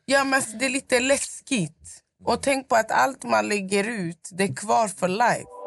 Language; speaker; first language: Swedish; non-native, local second language; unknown